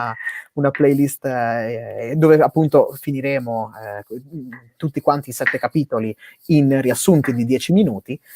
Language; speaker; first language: Italian; native; Italian